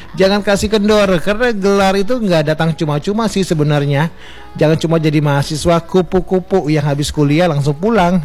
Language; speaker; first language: Indonesian; native; Indonesian